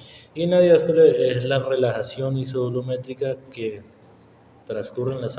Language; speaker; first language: Spanish; native; Spanish